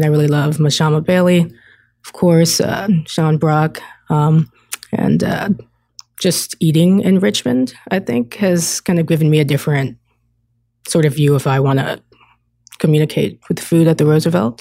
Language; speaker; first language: English; native; English